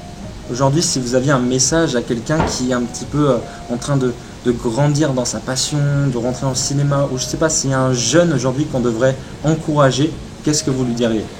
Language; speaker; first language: French; native; French